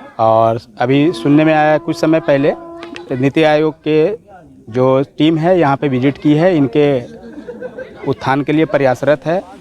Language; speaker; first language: Hindi; native; Hindi